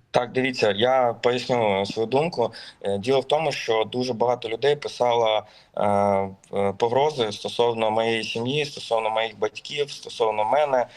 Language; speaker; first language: Ukrainian; native; Ukrainian